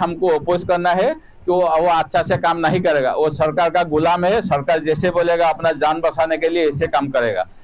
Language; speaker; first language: Hindi; non-native, local second language; Assamese